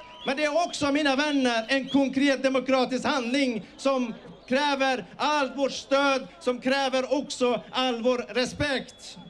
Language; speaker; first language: Swedish; early bilingual, other home language; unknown